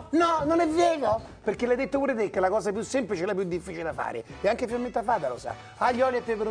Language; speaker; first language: Italian; native; Italian